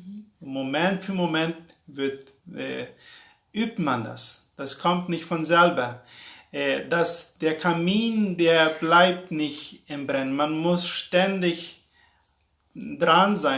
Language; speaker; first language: German; non-native, local second language; Plautdietsch